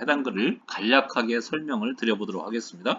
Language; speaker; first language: Korean; native; Korean